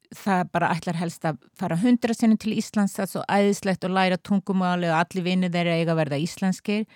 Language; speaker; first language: Icelandic; native; Icelandic